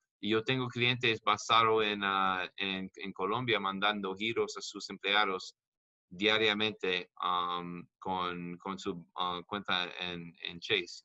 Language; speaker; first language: Spanish; non-native, learner; English